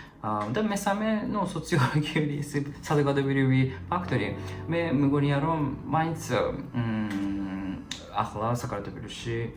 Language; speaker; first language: Georgian; non-native, fluent; Japanese